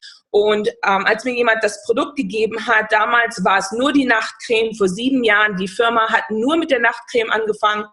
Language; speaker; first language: German; non-native, fluent; English